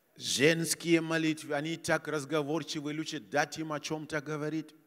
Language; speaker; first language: Russian; non-native, fluent; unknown